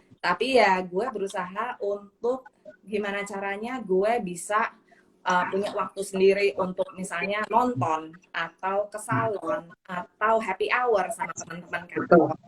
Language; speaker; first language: Indonesian; native; Indonesian